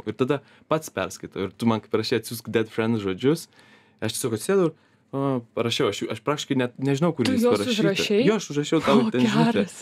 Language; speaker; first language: Lithuanian; native; Lithuanian